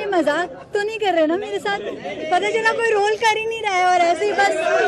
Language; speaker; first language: Hindi; native; Hindi